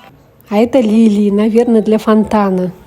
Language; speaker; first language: Russian; native; Russian